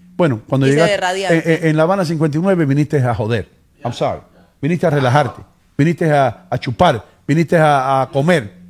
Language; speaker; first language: Spanish; early bilingual, heritage; Spanish